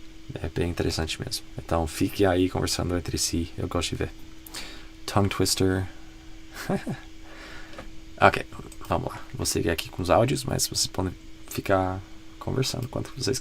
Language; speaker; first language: Portuguese; non-native, fluent; English